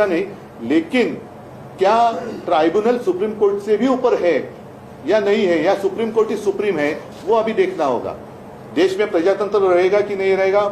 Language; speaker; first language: Hindi; non-native, local second language; Marathi